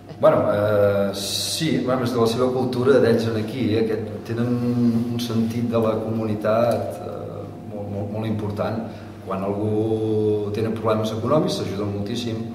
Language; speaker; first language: Catalan; native; Catalan